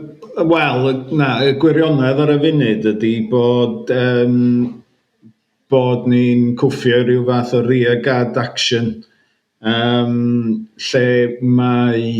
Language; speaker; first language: Welsh; native; Welsh